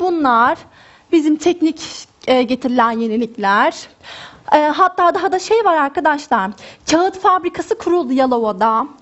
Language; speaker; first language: Turkish; native; Turkish